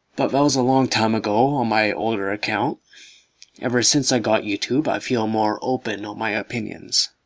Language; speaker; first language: English; native; English